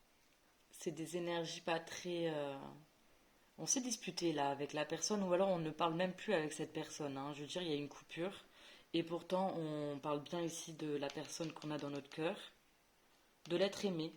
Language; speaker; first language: French; native; French